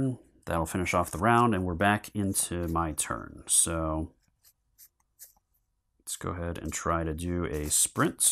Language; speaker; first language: English; native; English